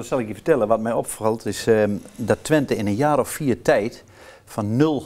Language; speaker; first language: Dutch; native; Dutch